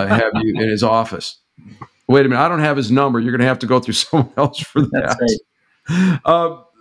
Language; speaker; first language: English; native; English